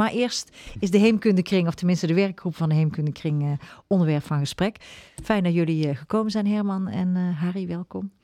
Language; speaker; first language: Dutch; native; Dutch